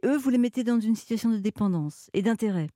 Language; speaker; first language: French; native; French